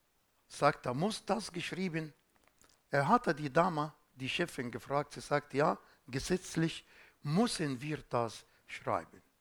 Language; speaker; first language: German; non-native, fluent; Arabic